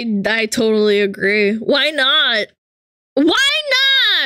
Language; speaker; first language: English; native; English